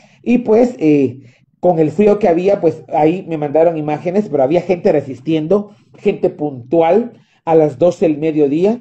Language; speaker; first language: Spanish; native; Spanish